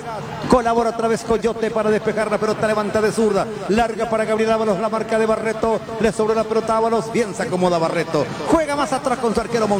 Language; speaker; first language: Spanish; native; Spanish